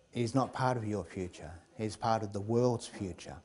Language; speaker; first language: English; native; English